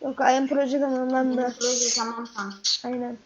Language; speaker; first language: Turkish; native; Turkish